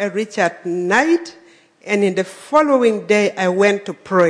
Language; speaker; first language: English; non-native, local second language; Acoli